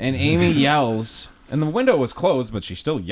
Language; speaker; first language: English; native; English